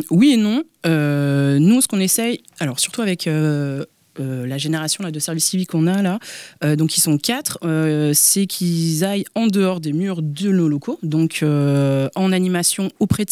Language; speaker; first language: French; native; French